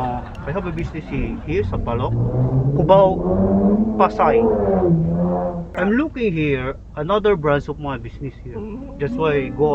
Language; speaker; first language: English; non-native, local second language; Filipino